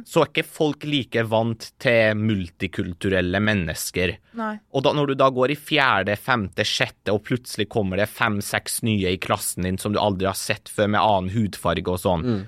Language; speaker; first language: Norwegian; early bilingual, other home language; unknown